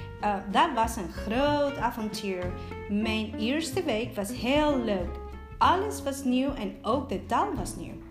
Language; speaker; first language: Dutch; non-native, fluent; Spanish